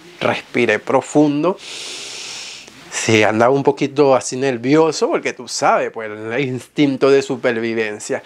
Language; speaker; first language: Spanish; native; Spanish